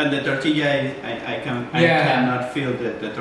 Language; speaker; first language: English; non-native, fluent; Spanish